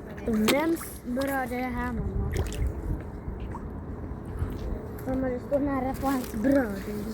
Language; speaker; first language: Swedish; early bilingual, other home language; Filipino